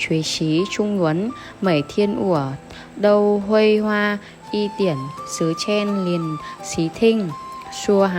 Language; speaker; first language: Chinese; non-native, learner; Vietnamese